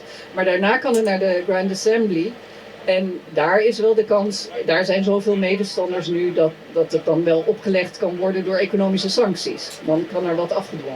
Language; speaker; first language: Dutch; native; Dutch